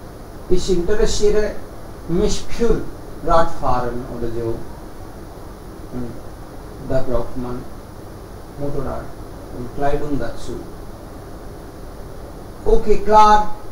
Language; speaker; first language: German; non-native, fluent; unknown